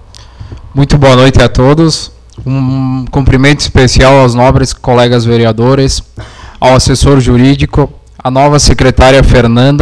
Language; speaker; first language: Portuguese; native; Portuguese